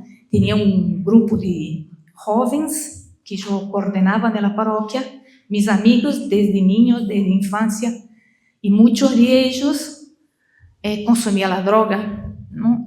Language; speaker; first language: Spanish; non-native, learner; Portuguese